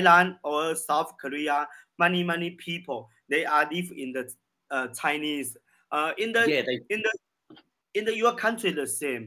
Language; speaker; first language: English; non-native, learner; Chinese